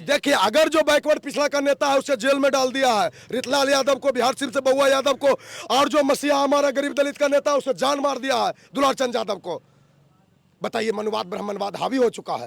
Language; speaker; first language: Hindi; native; Hindi